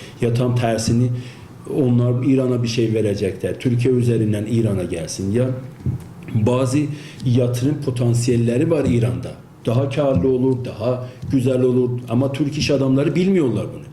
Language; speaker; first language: Turkish; non-native, fluent; Azerbaijani